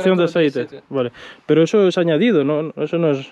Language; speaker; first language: Spanish; native; Spanish